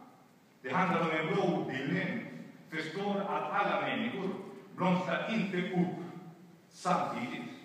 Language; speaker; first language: Swedish; non-native, fluent; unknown